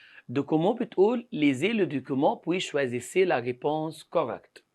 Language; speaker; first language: French; non-native, fluent; Arabic